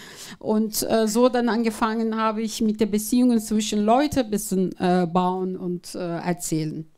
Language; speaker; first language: German; non-native, fluent; Turkish